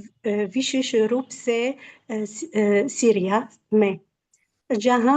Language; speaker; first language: Hindi; non-native, learner; Arabic